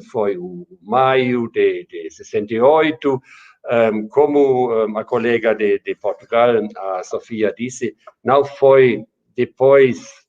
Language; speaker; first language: Portuguese; non-native, fluent; German